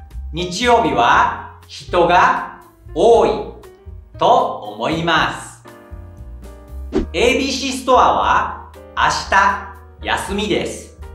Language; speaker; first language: Japanese; non-native, fluent; Indonesian